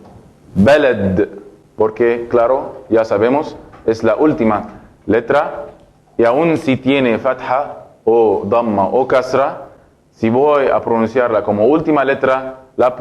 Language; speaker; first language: Spanish; non-native, fluent; Arabic